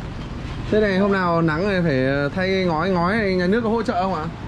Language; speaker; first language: Vietnamese; native; Vietnamese